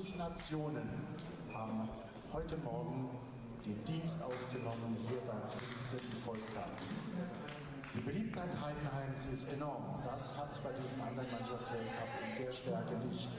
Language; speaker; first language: German; native; German